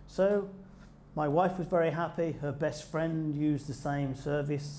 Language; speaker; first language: English; native; English